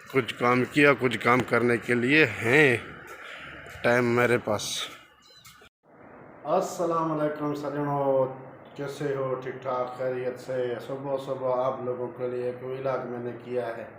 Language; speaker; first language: Hindi; non-native, local second language; Baluchi